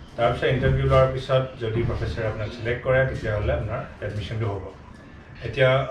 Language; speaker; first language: Assamese; native; Assamese